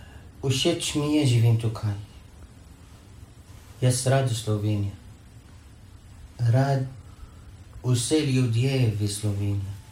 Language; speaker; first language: Slovenian; non-native, learner; Arabic